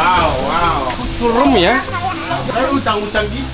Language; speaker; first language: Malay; non-native, fluent; Japanese